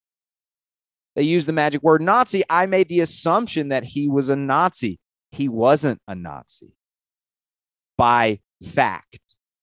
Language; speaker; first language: English; native; English